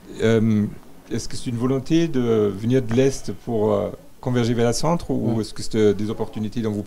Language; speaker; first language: French; native; French